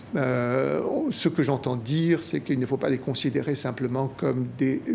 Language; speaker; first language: French; native; French